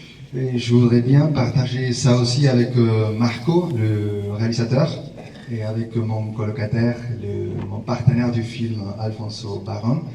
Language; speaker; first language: French; non-native, fluent; Spanish